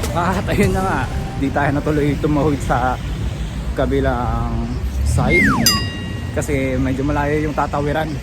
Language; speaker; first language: Filipino; non-native, local second language; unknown